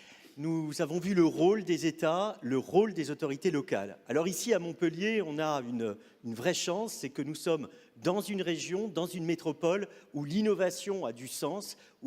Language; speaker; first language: French; native; French